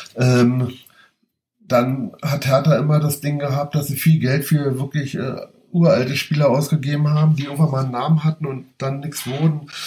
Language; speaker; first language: German; native; German